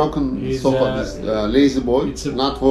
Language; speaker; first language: English; non-native, learner; Turkish